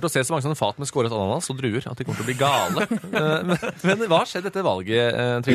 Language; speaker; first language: Norwegian; native; Norwegian